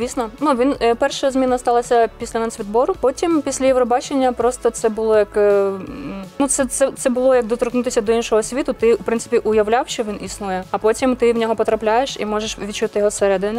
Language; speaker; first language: Ukrainian; native; Ukrainian